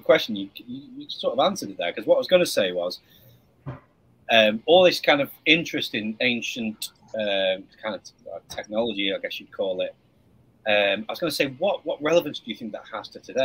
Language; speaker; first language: English; native; English